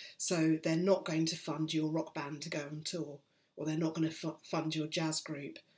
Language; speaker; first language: English; native; English